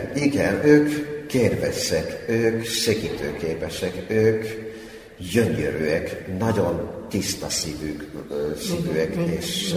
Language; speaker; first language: Hungarian; non-native, fluent; Finnish